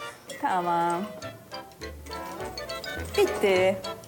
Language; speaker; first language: Turkish; native; Turkish